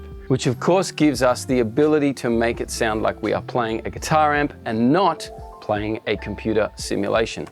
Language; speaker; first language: English; native; English